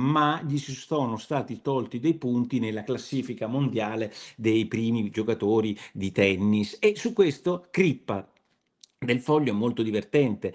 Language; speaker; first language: Italian; native; Italian